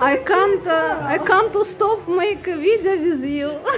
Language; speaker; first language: English; non-native, learner; Russian